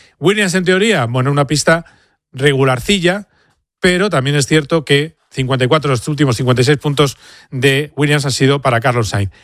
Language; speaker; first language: Spanish; native; Spanish